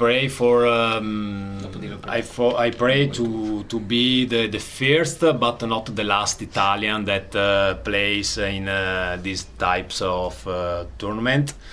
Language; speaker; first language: English; non-native, learner; Italian